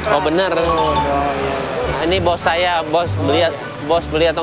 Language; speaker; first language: Indonesian; native; Indonesian